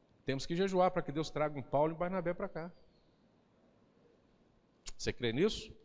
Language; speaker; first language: Portuguese; native; Portuguese